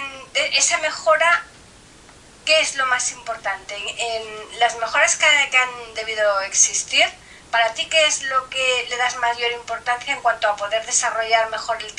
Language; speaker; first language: Spanish; native; Spanish